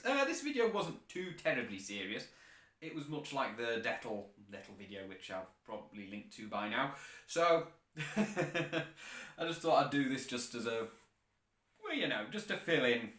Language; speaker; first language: English; native; English